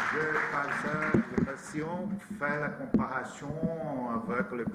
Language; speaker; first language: French; non-native, learner; Portuguese